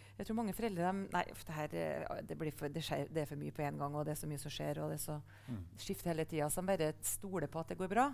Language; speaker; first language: Norwegian; native; Norwegian